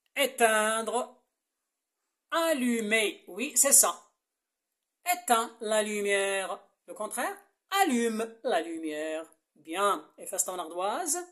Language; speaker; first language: French; non-native, local second language; Arabic